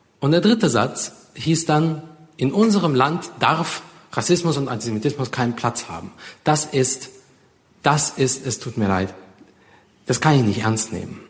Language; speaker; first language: German; early bilingual, other home language; Russian